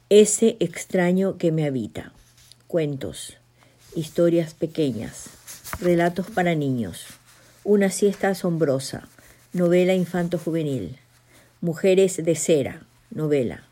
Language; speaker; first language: Spanish; native; Spanish